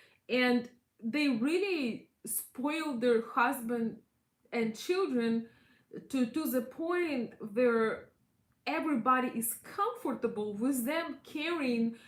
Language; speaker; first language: English; non-native, fluent; Russian